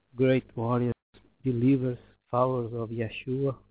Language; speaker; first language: English; non-native, fluent; Portuguese